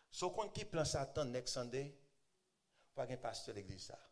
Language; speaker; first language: French; non-native, local second language; Haitian Creole